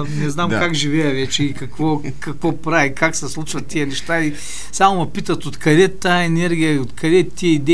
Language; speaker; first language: Bulgarian; native; Bulgarian